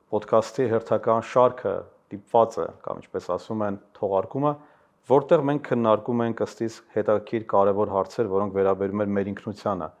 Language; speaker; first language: Armenian; native; Armenian